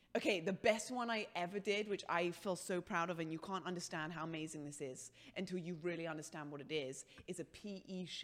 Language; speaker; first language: English; native; English